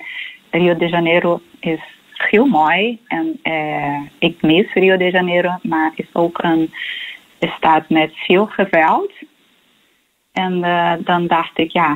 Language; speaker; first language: Dutch; non-native, local second language; Portuguese